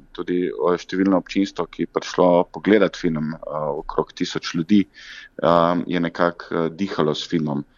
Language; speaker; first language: Slovenian; native; Slovenian